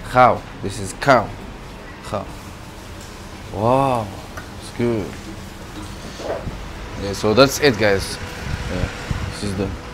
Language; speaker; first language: English; non-native, learner; Arabic